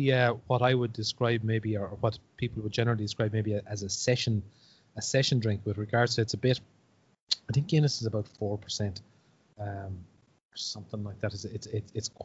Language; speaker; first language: English; native; English